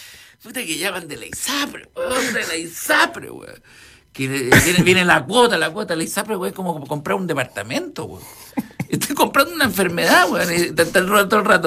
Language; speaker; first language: Spanish; native; Spanish